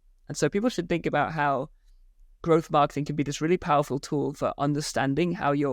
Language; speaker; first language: English; native; English